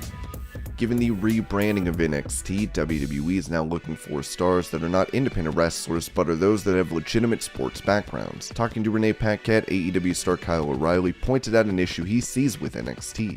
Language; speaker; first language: English; native; English